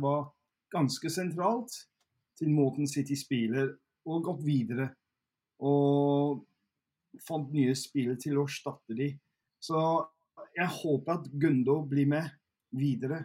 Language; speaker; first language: Norwegian; non-native, fluent; English